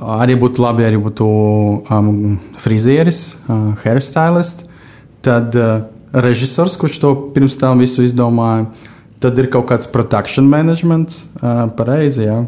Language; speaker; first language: Latvian; non-native, local second language; Russian